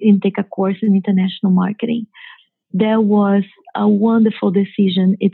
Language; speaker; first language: English; non-native, fluent; Portuguese